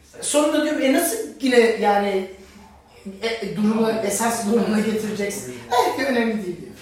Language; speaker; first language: Turkish; non-native, fluent; German